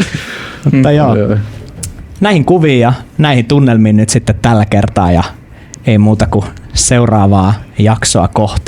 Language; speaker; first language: Finnish; native; Finnish